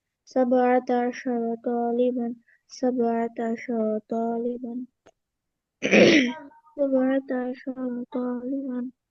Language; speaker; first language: Arabic; non-native, learner; Bangla